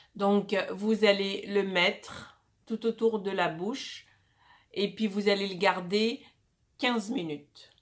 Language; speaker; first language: French; non-native, local second language; Arabic